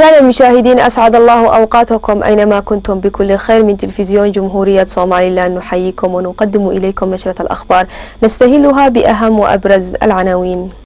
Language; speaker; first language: Arabic; non-native, local second language; Somali